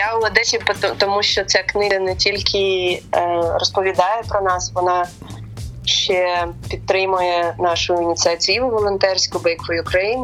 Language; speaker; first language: Ukrainian; non-native, local second language; Russian